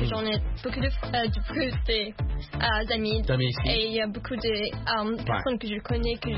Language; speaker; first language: French; non-native, local second language; Arabic